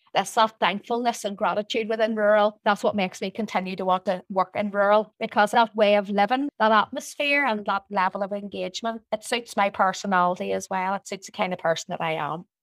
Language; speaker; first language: English; native; English